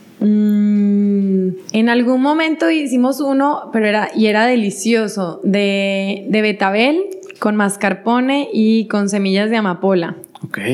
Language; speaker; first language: Spanish; native; Spanish